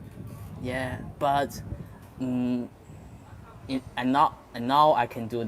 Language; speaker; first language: English; non-native, learner; Chinese